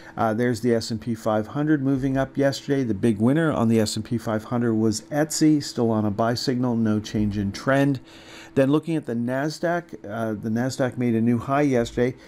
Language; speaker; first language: English; native; English